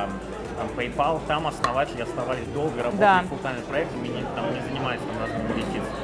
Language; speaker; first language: Russian; early bilingual, heritage; Russian